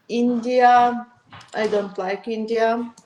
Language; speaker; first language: English; non-native, learner; Ukrainian